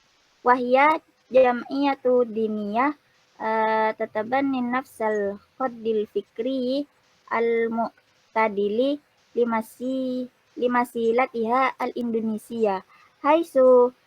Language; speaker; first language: Arabic; non-native, learner; Indonesian